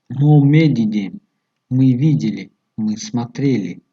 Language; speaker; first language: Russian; non-native, local second language; Tajik